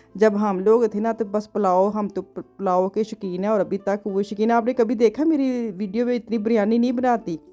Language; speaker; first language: Urdu; non-native, local second language; Punjabi